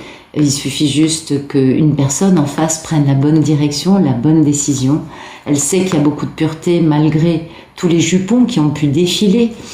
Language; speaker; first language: French; native; French